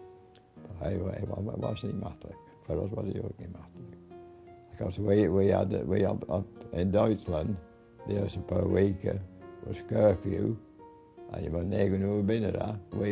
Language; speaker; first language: Dutch; non-native, learner; English